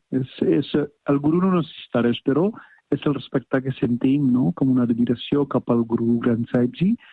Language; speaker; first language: Catalan; non-native, fluent; Punjabi